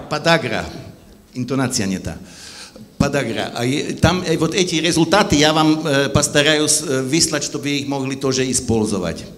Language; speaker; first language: Russian; non-native, fluent; German